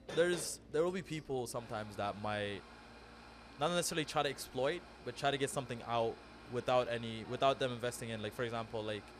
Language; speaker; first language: English; early bilingual, other home language; Amharic